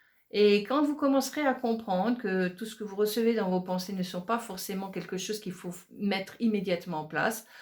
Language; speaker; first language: French; native; French